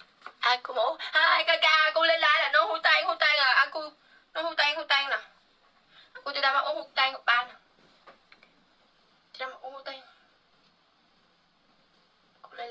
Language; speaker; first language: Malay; non-native, learner; Vietnamese